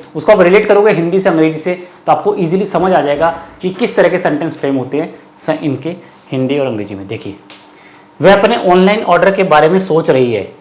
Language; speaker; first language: Hindi; native; Hindi